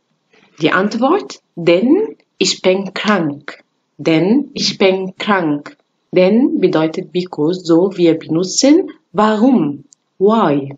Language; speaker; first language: German; non-native, fluent; Arabic